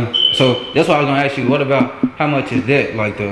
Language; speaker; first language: English; native; English